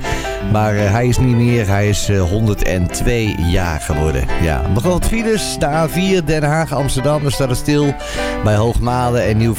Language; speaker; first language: Dutch; native; Dutch